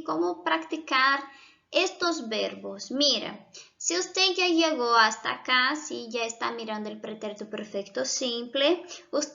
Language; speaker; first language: Spanish; non-native, fluent; Portuguese